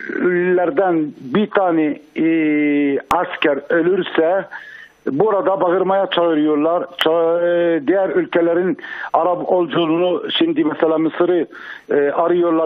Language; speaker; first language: Turkish; non-native, fluent; Arabic